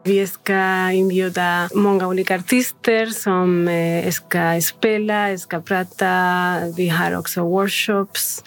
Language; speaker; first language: Swedish; non-native, fluent; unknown